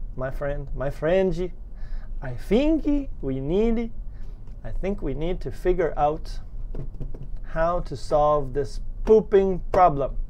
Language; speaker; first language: English; native; English